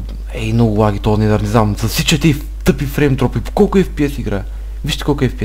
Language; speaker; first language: Bulgarian; native; Bulgarian